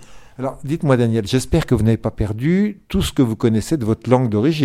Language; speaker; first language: French; native; French